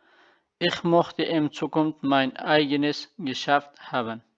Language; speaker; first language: German; non-native, learner; Pashto